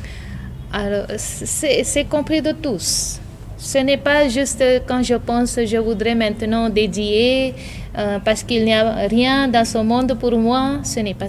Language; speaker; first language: French; non-native, fluent; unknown